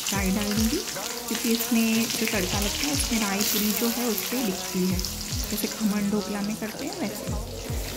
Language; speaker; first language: Hindi; non-native, local second language; Gujarati